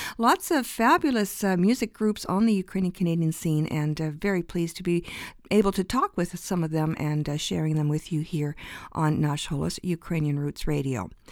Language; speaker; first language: English; early bilingual, other home language; Ukrainian